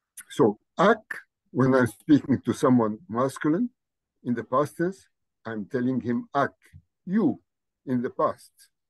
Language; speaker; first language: English; non-native, fluent; Arabic